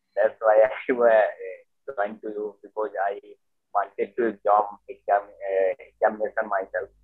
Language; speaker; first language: English; non-native, local second language; Hindi